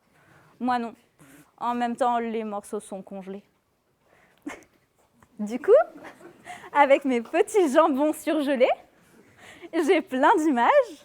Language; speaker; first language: French; native; French